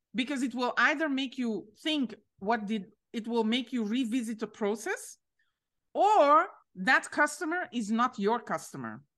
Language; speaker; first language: English; non-native, fluent; French